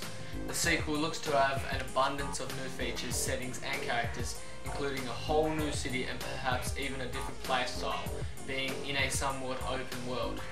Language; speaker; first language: English; native; English